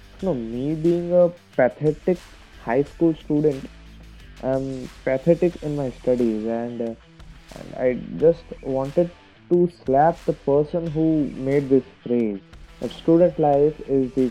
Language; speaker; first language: English; non-native, local second language; Hindi